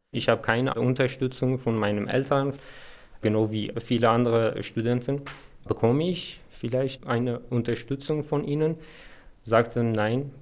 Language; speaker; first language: German; non-native, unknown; Persian